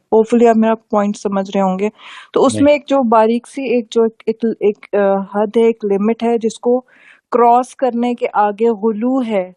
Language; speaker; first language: Urdu; native; Urdu